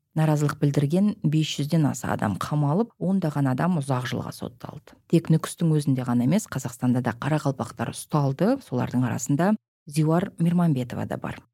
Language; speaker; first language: Kazakh; native; Kazakh